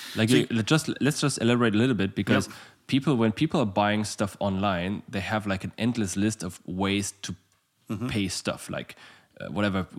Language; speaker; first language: English; non-native, fluent; German